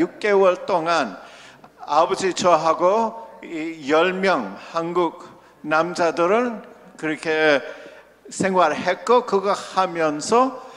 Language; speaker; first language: Korean; non-native, local second language; English